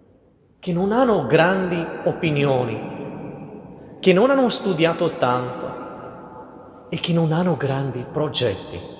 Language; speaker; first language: Italian; non-native, fluent; Portuguese